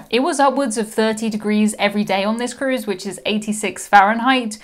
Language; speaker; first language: English; native; English